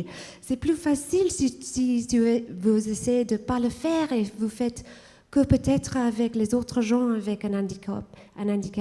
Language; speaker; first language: French; non-native, fluent; English